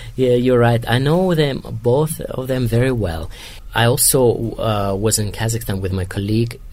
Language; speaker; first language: English; non-native, fluent; Kazakh